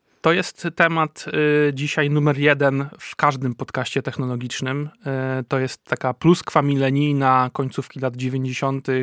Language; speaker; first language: Polish; native; Polish